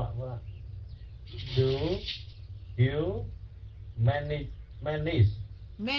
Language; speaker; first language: English; non-native, learner; Vietnamese